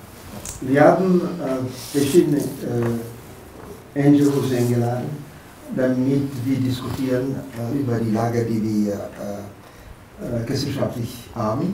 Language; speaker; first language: German; non-native, fluent; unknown